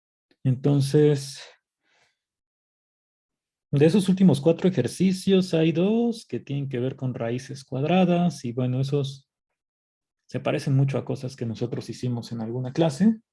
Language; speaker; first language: Spanish; native; Spanish